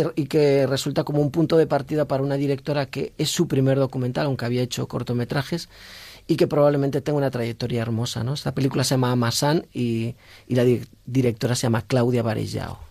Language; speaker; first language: Spanish; native; Spanish